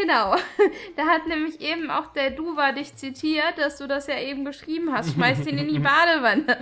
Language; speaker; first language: German; native; German